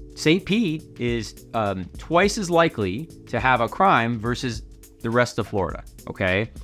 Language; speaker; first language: English; native; English